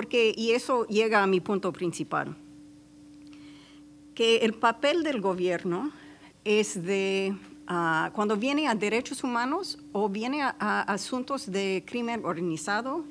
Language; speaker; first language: Spanish; non-native, fluent; English